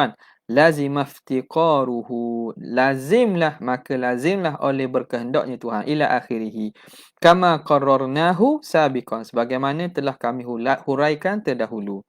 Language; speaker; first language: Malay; native; Malay